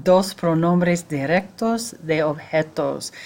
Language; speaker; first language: Spanish; non-native, fluent; English